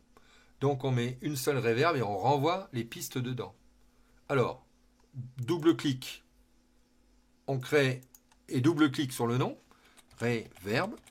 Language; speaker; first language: French; native; French